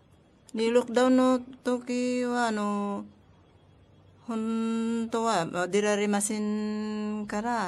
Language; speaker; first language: Japanese; non-native, learner; Filipino